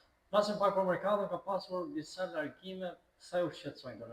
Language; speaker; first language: Albanian; native; Albanian